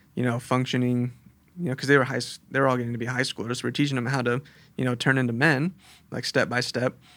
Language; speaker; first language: English; native; English